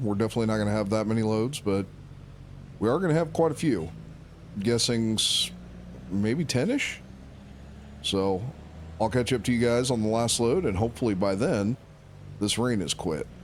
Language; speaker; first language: English; native; English